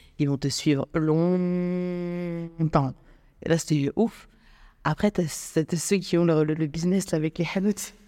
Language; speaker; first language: French; native; French